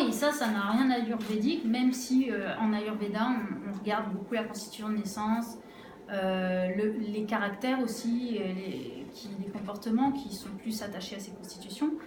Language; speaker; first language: French; native; French